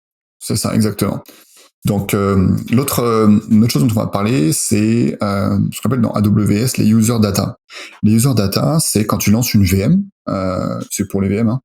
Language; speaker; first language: French; native; French